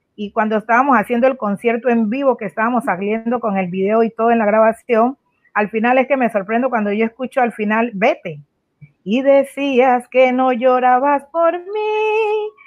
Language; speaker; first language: Spanish; native; Spanish